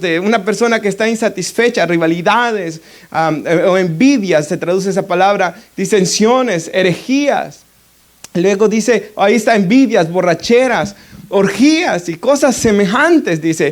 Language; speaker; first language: Spanish; native; Spanish